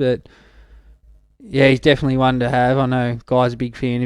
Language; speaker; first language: English; native; English